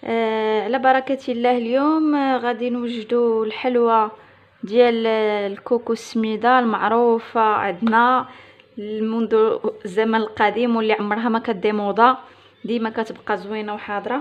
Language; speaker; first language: Arabic; native; Arabic